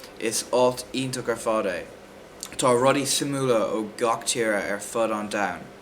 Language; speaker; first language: Irish; non-native, local second language; English